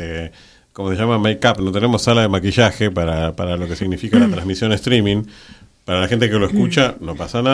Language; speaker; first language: Spanish; native; Spanish